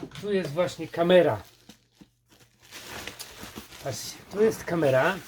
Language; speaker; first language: Polish; native; Polish